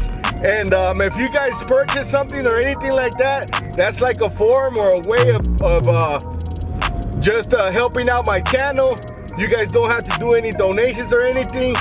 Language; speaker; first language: English; native; English